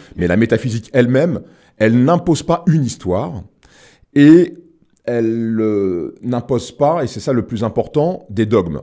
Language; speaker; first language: French; native; French